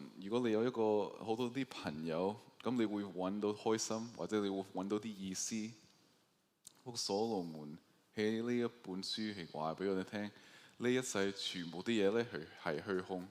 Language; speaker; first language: Cantonese; early bilingual, heritage; Cantonese